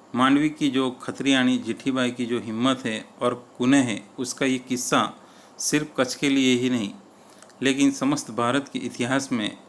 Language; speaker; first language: Hindi; non-native, local second language; Gujarati